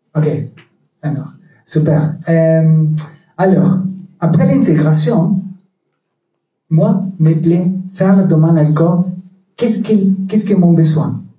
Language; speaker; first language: French; non-native, learner; Spanish